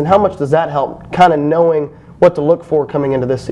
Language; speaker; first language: English; native; English